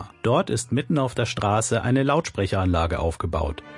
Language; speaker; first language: German; native; German